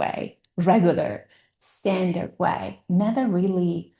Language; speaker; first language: English; non-native, fluent; Italian